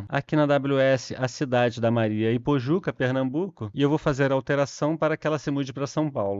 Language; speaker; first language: Portuguese; native; Portuguese